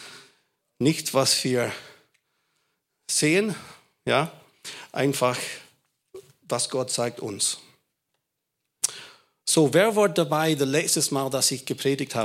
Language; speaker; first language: German; non-native, fluent; English